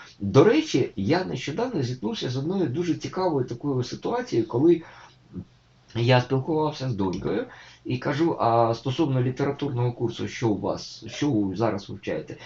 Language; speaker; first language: Ukrainian; native; Ukrainian